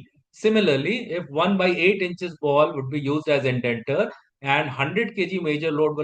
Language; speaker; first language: English; non-native, local second language; Hindi